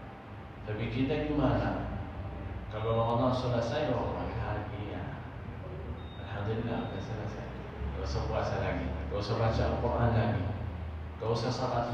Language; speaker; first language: Indonesian; non-native, fluent; Arabic